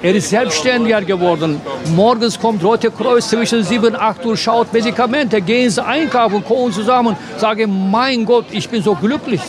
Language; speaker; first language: German; non-native, fluent; Turkish